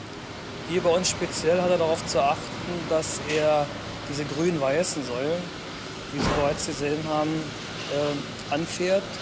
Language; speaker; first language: German; native; German